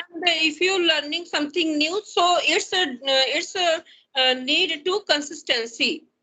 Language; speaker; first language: English; non-native, learner; Hindi